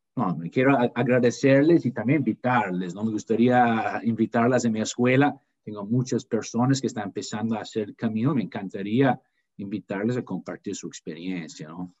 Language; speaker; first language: Spanish; non-native, fluent; English